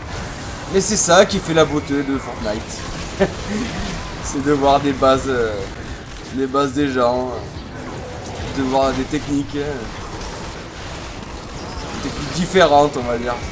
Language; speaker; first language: French; native; French